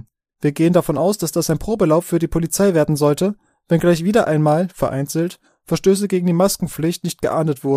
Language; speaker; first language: German; native; German